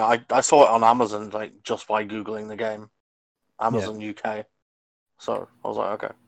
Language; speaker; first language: English; native; English